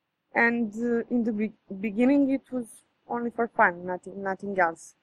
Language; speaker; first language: English; non-native, fluent; Serbian